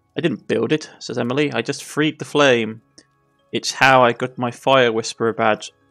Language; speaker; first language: English; native; English